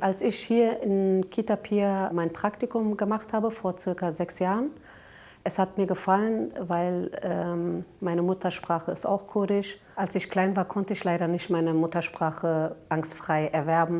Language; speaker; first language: German; early bilingual, other home language; Kurdish